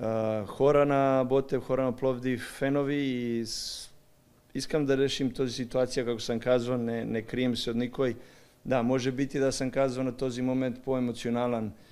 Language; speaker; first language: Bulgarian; non-native, learner; Serbian